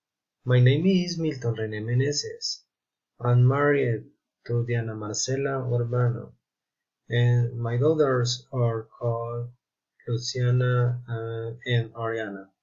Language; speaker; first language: English; non-native, learner; Spanish